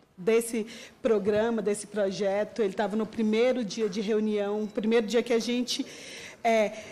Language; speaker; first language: Portuguese; native; Portuguese